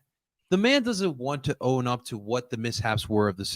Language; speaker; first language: English; native; English